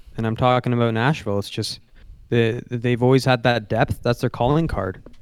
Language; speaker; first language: English; native; English